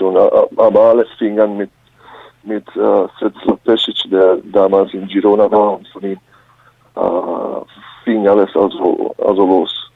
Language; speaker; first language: German; early bilingual, other home language; Bosnian